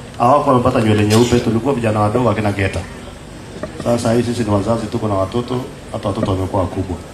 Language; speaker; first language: Swahili; non-native, local second language; Kalenjin